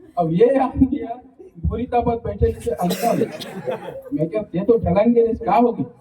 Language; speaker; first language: Hindi; native; Hindi